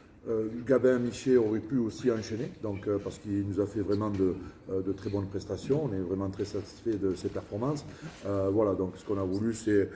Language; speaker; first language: French; native; French